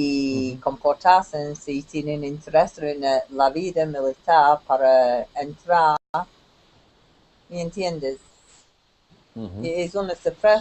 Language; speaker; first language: Spanish; non-native, learner; English